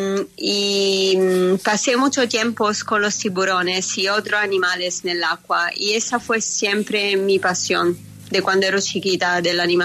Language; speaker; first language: Spanish; non-native, fluent; Italian